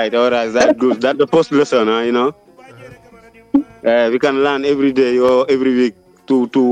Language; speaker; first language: English; non-native, learner; Wolof